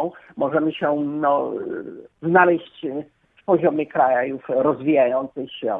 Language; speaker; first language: Polish; native; Polish